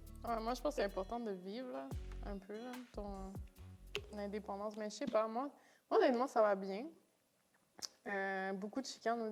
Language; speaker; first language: French; native; French